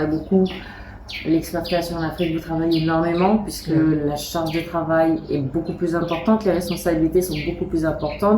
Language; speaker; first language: French; native; French